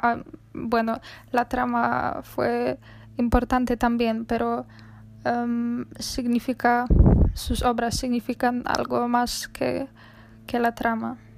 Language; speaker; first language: Spanish; non-native, fluent; Polish